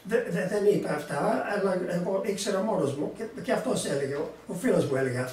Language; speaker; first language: Greek; early bilingual, heritage; Greek